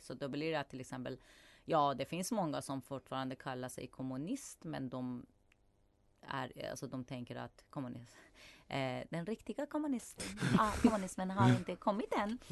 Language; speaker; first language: Swedish; non-native, fluent; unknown